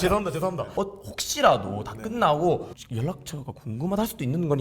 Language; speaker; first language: Korean; native; Korean